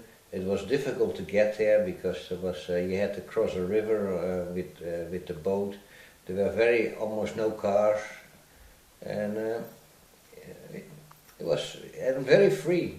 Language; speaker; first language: English; non-native, fluent; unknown